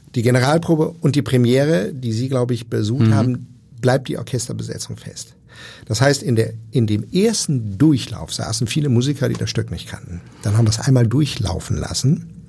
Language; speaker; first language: German; native; German